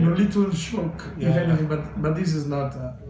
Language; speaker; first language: English; non-native, fluent; Spanish